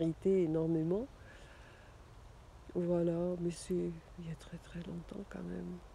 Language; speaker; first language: French; non-native, fluent; Russian